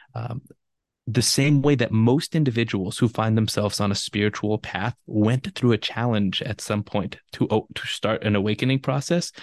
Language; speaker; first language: English; native; English